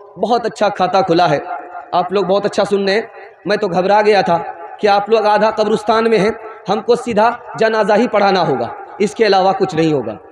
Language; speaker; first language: Urdu; non-native, local second language; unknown